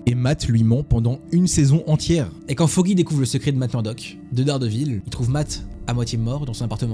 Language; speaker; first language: French; native; French